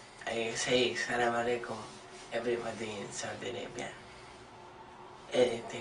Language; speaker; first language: English; non-native, learner; Spanish